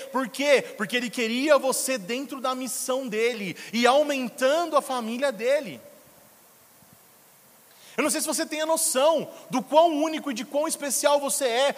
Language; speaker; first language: Portuguese; native; Portuguese